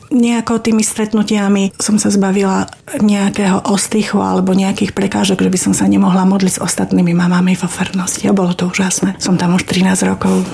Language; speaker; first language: Slovak; native; Slovak